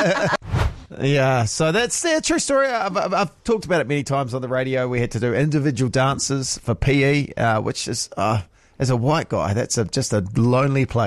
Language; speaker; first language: English; native; English